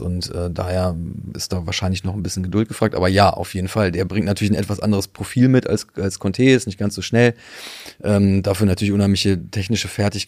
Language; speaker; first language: German; native; German